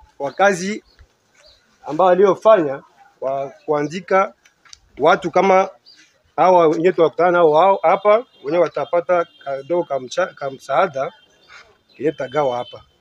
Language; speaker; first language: Swahili; native; Swahili